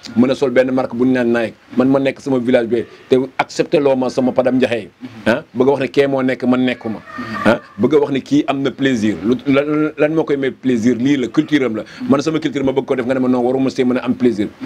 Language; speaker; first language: Wolof; non-native, local second language; Serer